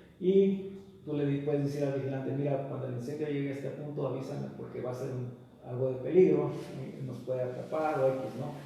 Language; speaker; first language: Spanish; early bilingual, heritage; Spanish